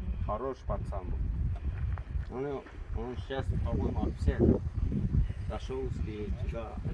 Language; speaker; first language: Russian; non-native, learner; Turkmen